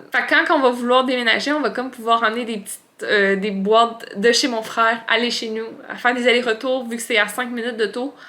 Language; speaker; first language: French; native; French